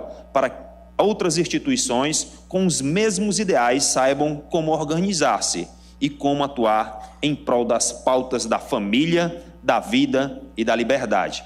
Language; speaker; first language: Portuguese; native; Portuguese